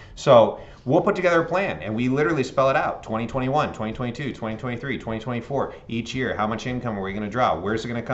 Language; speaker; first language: English; native; English